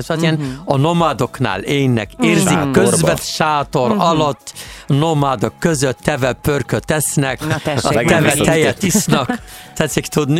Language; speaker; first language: Hungarian; non-native, learner; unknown